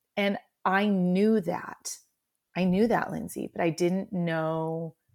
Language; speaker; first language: English; native; English